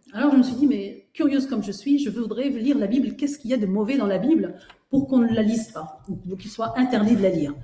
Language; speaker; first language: French; native; French